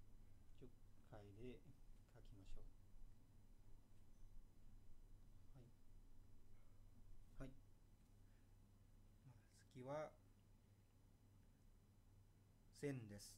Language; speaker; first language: Japanese; non-native, fluent; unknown